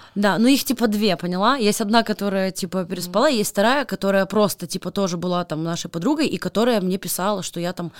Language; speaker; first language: Russian; native; Russian